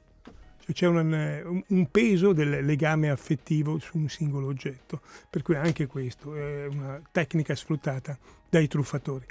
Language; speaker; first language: Italian; native; Italian